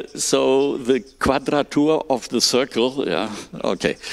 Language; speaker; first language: English; non-native, fluent; German